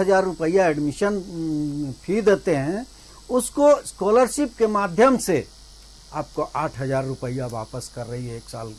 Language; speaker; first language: Hindi; native; Hindi